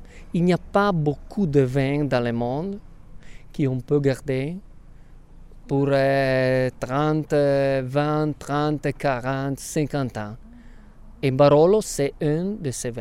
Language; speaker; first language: French; non-native, fluent; Italian